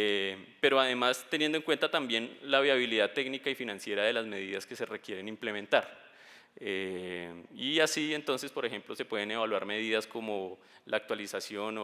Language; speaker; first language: Spanish; native; Spanish